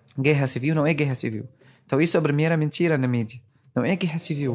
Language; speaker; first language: Portuguese; non-native, fluent; Arabic